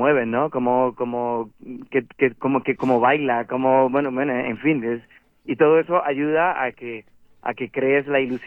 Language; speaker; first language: Spanish; native; Spanish